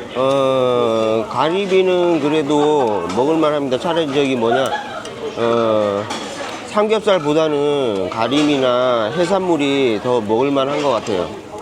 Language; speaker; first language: Korean; native; Korean